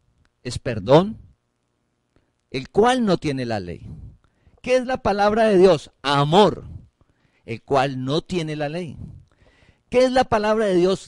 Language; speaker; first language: Spanish; native; Spanish